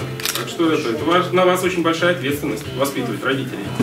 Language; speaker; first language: Russian; native; Russian